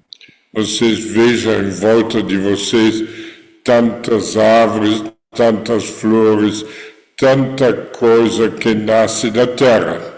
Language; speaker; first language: Portuguese; non-native, fluent; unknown